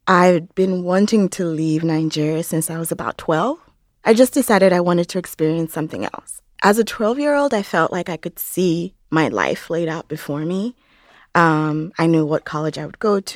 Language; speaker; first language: English; non-native, local second language; Yoruba